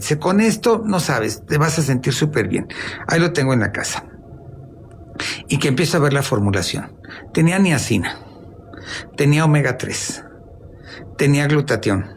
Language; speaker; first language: Spanish; native; Spanish